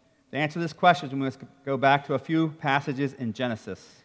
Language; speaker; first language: English; native; English